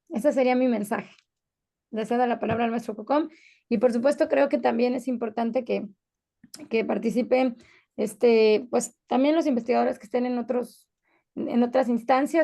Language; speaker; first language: Spanish; native; Spanish